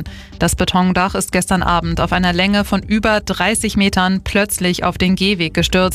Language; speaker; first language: German; native; German